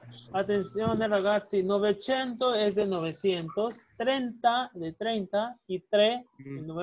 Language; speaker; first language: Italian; non-native, fluent; Spanish